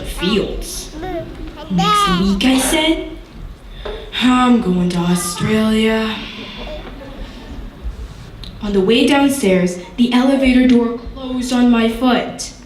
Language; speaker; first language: English; native; English